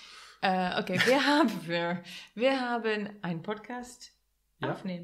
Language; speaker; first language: German; non-native, learner; English